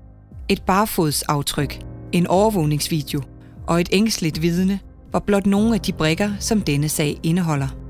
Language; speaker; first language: Danish; native; Danish